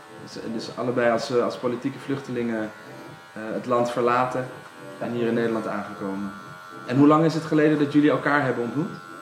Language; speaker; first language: Dutch; native; Dutch